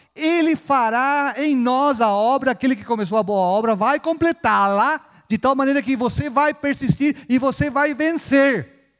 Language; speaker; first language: Portuguese; non-native, fluent; Spanish